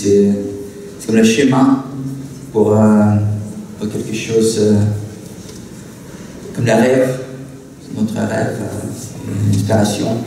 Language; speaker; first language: French; non-native, learner; Russian